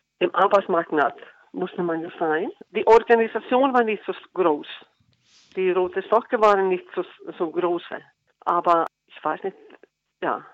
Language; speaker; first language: German; non-native, learner; Icelandic